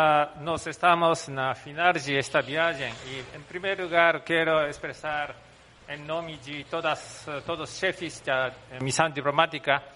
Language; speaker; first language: Portuguese; non-native, fluent; Japanese